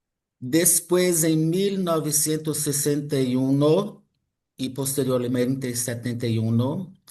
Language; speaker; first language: Spanish; non-native, fluent; Portuguese